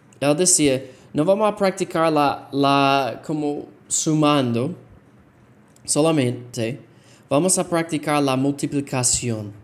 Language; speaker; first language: Spanish; non-native, fluent; English